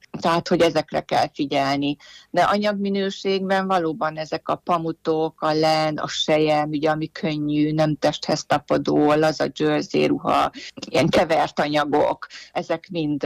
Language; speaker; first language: Hungarian; native; Hungarian